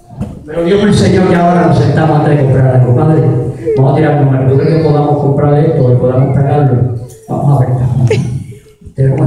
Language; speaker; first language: Spanish; native; Spanish